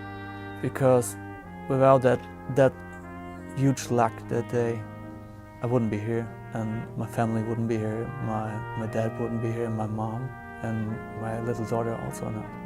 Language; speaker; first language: English; non-native, fluent; German